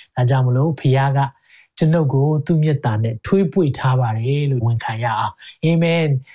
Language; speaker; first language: Burmese; non-native, local second language; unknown